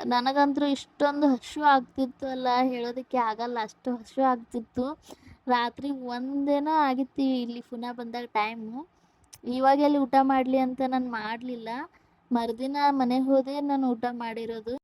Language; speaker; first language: Kannada; native; Kannada